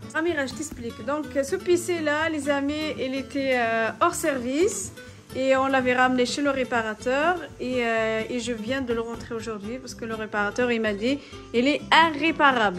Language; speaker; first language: French; native; French